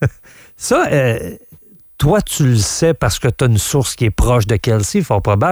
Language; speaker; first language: French; native; French